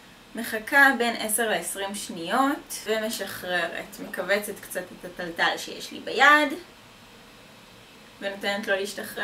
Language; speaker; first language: Hebrew; native; Hebrew